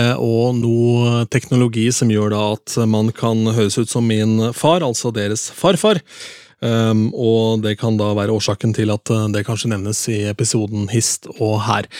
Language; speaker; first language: Norwegian; native; Norwegian